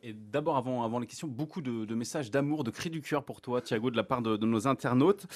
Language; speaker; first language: French; native; French